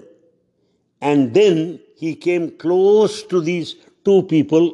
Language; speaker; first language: English; non-native, local second language; Telugu